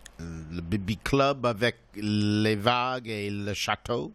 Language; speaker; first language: French; non-native, local second language; English